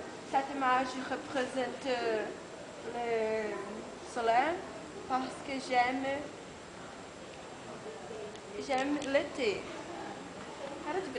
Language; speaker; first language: French; non-native, learner; Portuguese